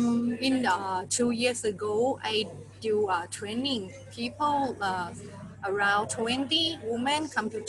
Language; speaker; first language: English; non-native, learner; Thai